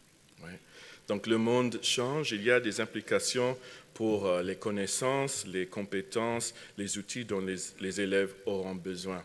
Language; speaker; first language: French; non-native, fluent; English